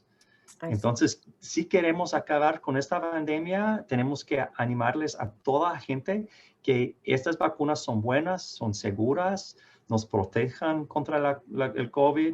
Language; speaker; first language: Spanish; non-native, fluent; English